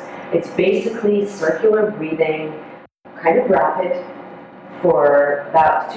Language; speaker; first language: English; non-native, fluent; Hebrew